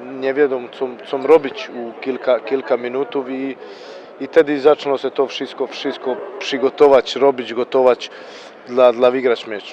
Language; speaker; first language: Polish; non-native, learner; Croatian